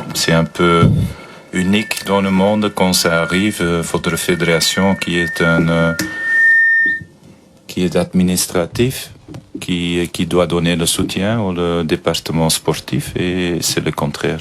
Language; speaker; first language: French; non-native, fluent; Dutch